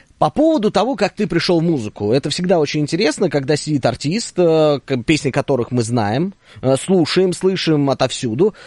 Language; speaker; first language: Russian; native; Russian